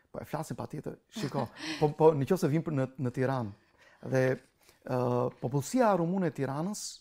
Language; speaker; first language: Albanian; non-native, local second language; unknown